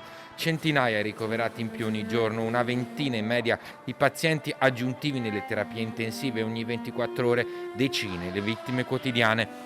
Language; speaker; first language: Italian; native; Italian